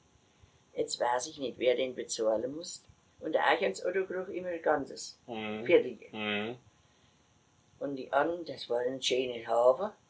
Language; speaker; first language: German; native; German